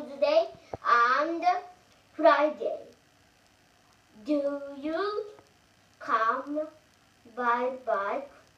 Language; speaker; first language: English; non-native, learner; Japanese